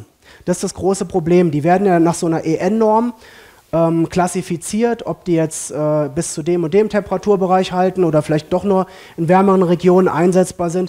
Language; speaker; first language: German; native; German